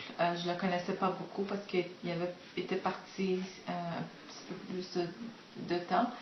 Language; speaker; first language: French; non-native, fluent; Greek